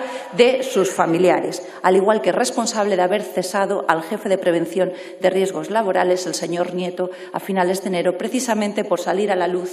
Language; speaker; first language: Spanish; native; Spanish